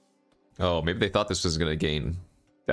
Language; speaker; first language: English; native; English